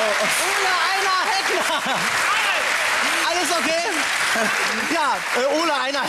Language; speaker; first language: German; native; German